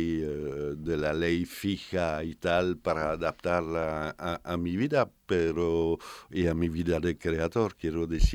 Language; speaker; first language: Spanish; non-native, fluent; French